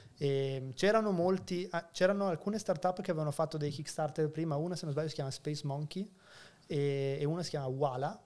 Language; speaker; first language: Italian; native; Italian